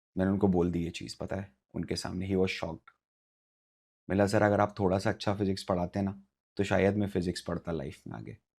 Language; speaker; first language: Hindi; native; Hindi